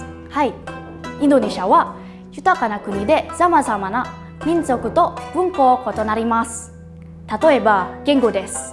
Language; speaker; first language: Japanese; non-native, learner; Indonesian